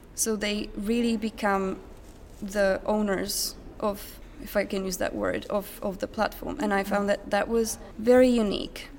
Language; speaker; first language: English; non-native, fluent; Czech